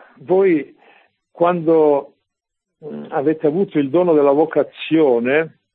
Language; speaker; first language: Italian; native; Italian